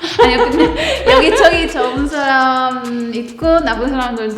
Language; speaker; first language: Korean; non-native, learner; Spanish